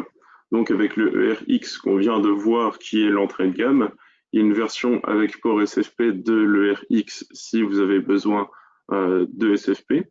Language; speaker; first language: French; native; French